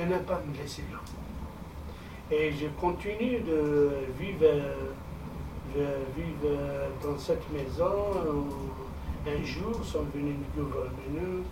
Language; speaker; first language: French; non-native, fluent; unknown